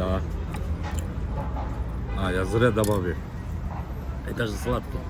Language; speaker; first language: Russian; non-native, local second language; Kazakh